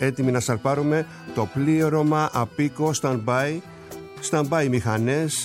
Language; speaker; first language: Greek; native; Greek